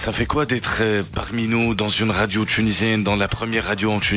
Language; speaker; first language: French; non-native, local second language; Arabic